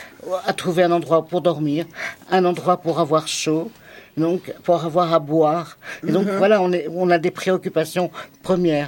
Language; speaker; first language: French; native; French